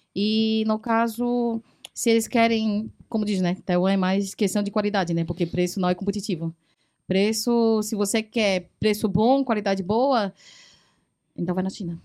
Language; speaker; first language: Portuguese; early bilingual, other home language; Chinese